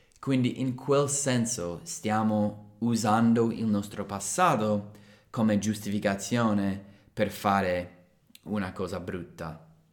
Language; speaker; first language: Italian; non-native, fluent; English